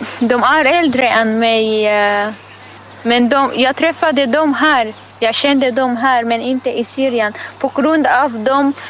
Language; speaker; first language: Swedish; non-native, learner; Arabic